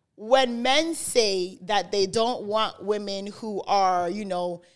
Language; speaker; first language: English; native; English